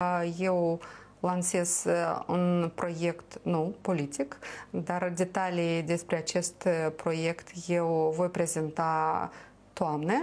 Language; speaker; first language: Romanian; non-native, local second language; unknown